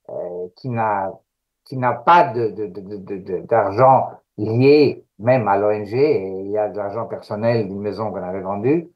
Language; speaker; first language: French; non-native, fluent; Greek